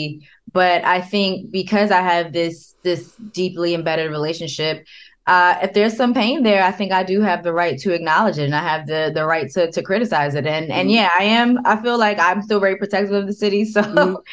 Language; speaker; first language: English; native; English